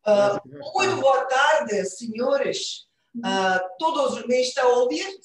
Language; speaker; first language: Portuguese; non-native, fluent; Russian